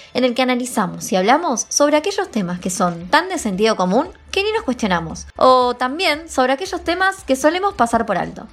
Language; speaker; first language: Spanish; native; Spanish